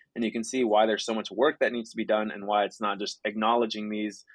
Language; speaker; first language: English; native; English